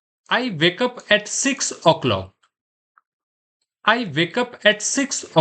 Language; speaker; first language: English; non-native, fluent; Gujarati